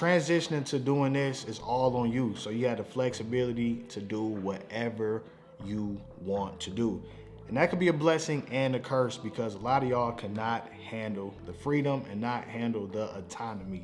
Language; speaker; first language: English; native; English